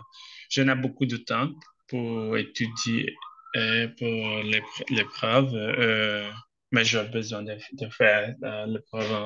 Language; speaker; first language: French; non-native, learner; Portuguese